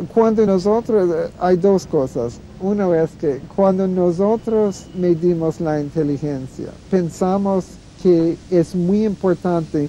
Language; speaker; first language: Spanish; non-native, fluent; English